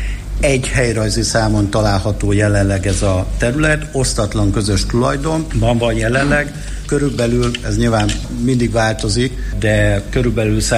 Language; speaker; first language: Hungarian; native; Hungarian